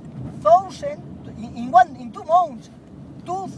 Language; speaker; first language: English; non-native, learner; Spanish